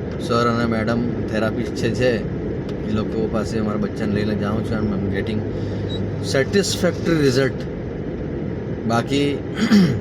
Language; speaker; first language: Gujarati; non-native, local second language; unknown